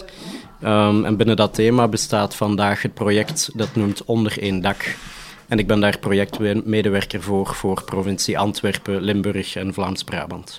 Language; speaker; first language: Dutch; native; Dutch